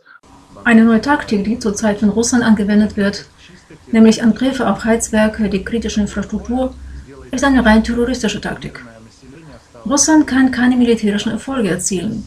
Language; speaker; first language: German; non-native, fluent; Ukrainian